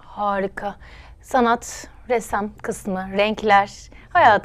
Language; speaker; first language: Turkish; native; Turkish